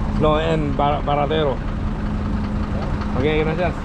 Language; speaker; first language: Spanish; non-native, learner; Korean